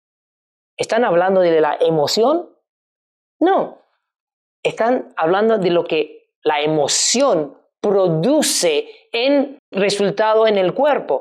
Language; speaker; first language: Spanish; non-native, fluent; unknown